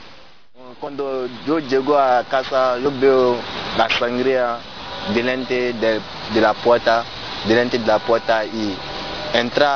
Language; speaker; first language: Spanish; non-native, learner; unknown